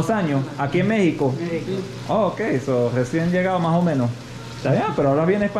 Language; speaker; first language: Spanish; non-native, fluent; English